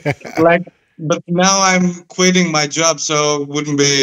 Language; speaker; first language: English; non-native, fluent; Greek